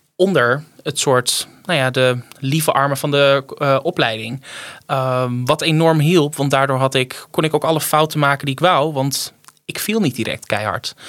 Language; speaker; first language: Dutch; native; Dutch